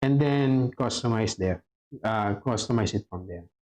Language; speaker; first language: English; non-native, local second language; Filipino